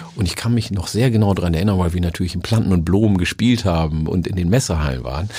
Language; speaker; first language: German; early bilingual, other home language; Oromo